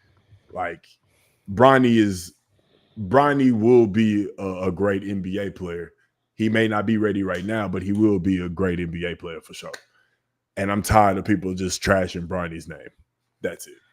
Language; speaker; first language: English; native; English